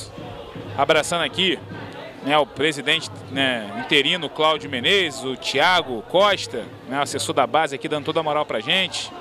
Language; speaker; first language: Portuguese; native; Portuguese